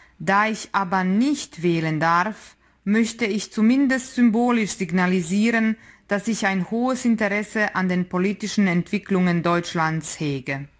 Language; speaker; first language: German; non-native, fluent; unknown